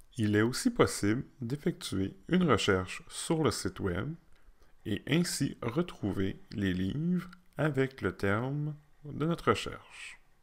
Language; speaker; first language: French; native; French